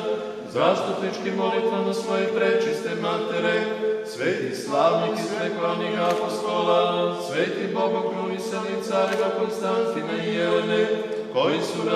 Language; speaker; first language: Bosnian; native; Bosnian